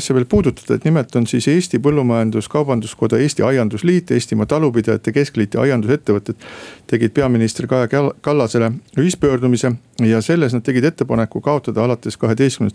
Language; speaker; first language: Estonian; native; Estonian